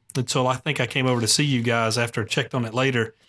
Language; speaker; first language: English; native; English